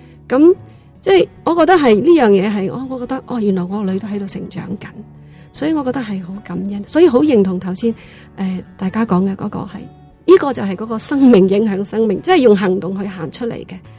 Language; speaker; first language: Cantonese; non-native, fluent; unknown